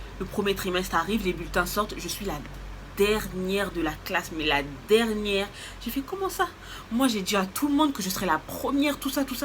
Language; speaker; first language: French; native; French